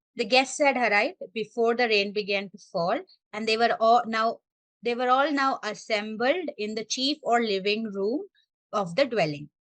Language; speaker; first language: English; non-native, local second language; Malayalam